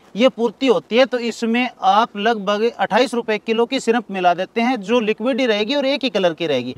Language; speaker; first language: Hindi; native; Hindi